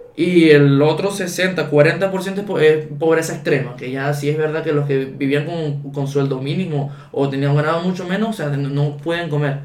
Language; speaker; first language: Spanish; native; Spanish